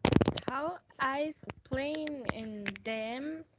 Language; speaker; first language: English; non-native, learner; Spanish